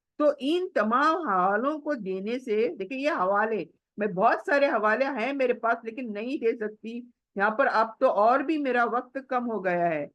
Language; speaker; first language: Urdu; native; Urdu